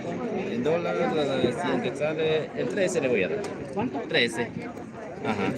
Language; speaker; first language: Spanish; native; Spanish